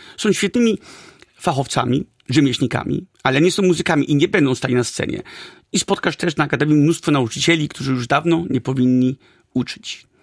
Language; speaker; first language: Polish; early bilingual, heritage; Polish